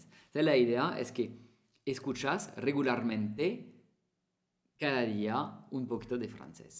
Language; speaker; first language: Spanish; non-native, fluent; French